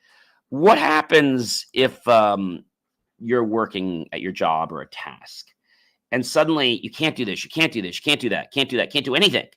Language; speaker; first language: English; native; English